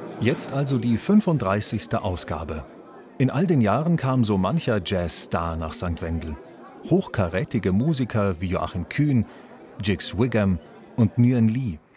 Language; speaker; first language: German; native; German